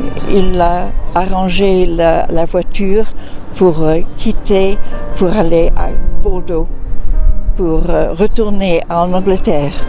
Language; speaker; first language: French; non-native, local second language; English